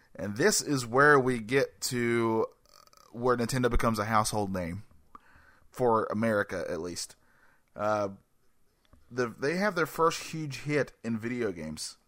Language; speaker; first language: English; native; English